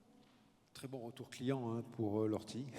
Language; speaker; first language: French; native; French